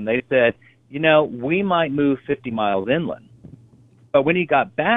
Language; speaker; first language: English; native; English